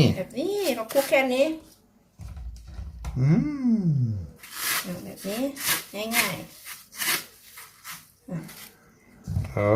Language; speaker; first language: Thai; non-native, local second language; Lao